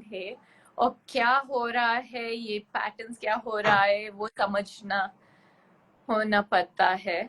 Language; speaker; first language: Hindi; non-native, local second language; Tulu